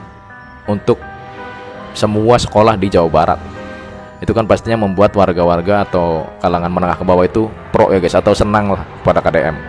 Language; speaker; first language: Indonesian; native; Indonesian